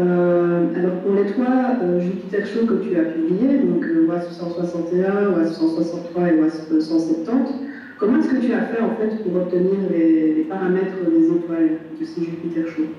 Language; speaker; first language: French; native; French